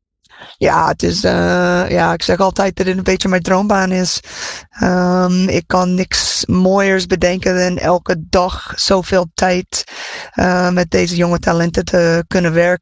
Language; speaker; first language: Dutch; non-native, fluent; English